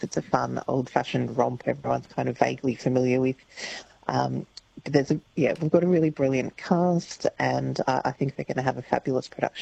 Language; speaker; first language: English; native; English